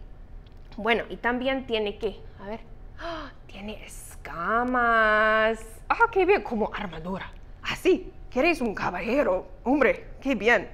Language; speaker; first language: Spanish; non-native, fluent; English